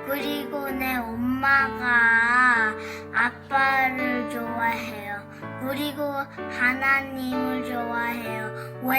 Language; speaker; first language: Korean; early bilingual, heritage; Korean